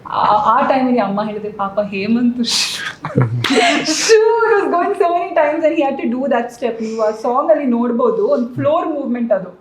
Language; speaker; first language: Kannada; non-native, local second language; Malayalam